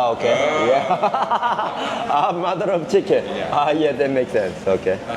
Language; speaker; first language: English; non-native, learner; Korean